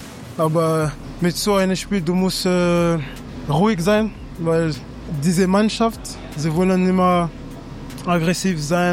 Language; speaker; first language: German; non-native, fluent; French